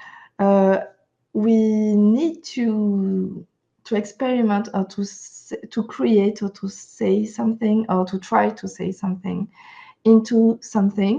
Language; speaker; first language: English; non-native, fluent; French